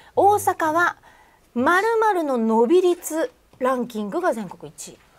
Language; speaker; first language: Japanese; native; Japanese